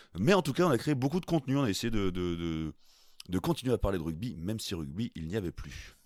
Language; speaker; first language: French; native; French